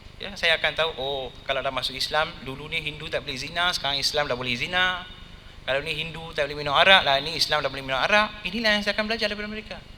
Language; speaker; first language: Malay; non-native, local second language; Tamil